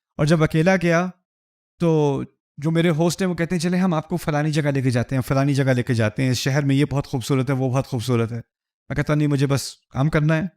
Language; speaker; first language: Urdu; early bilingual, heritage; Urdu